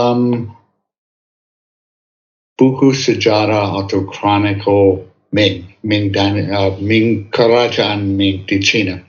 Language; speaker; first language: Indonesian; non-native, fluent; English